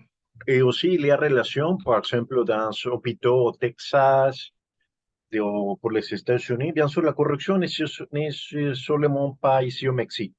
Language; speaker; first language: French; non-native, learner; Spanish